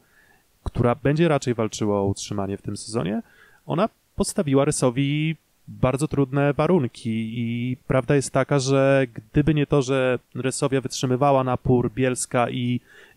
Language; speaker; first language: Polish; native; Polish